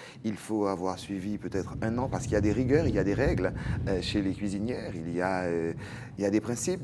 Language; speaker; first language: French; native; French